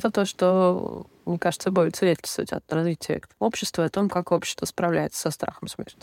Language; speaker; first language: Russian; native; Russian